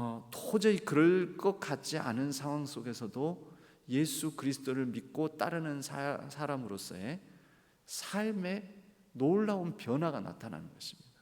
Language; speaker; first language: Korean; native; Korean